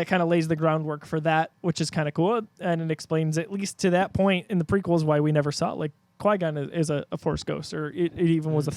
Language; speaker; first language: English; native; English